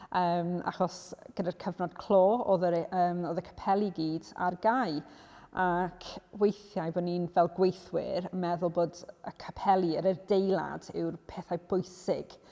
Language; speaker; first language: Welsh; non-native, local second language; English